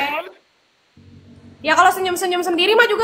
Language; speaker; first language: Indonesian; native; Indonesian